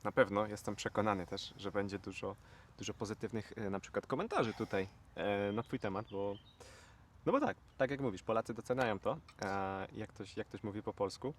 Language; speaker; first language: Polish; native; Polish